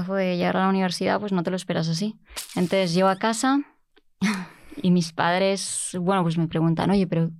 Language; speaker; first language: Spanish; native; Spanish